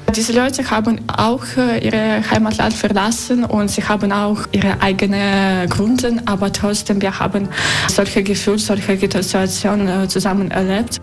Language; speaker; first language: German; non-native, learner; Russian